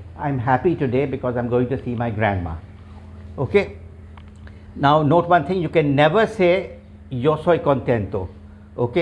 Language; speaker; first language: English; non-native, local second language; Urdu